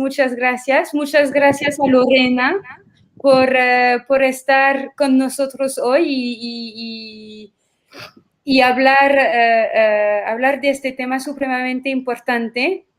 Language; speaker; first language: Spanish; non-native, fluent; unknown